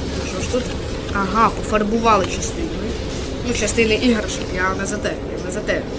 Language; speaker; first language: Ukrainian; non-native, local second language; Russian